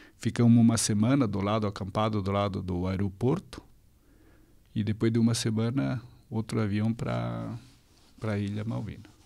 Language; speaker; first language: Portuguese; non-native, fluent; Spanish